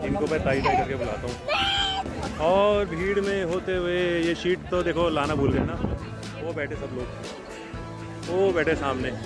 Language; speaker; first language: Hindi; native; Hindi